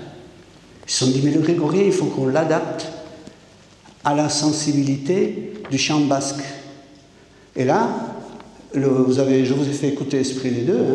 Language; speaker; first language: French; native; French